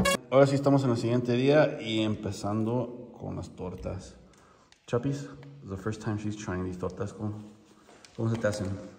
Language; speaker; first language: Spanish; early bilingual, heritage; Spanish